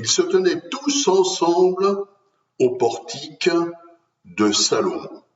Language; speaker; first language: French; native; French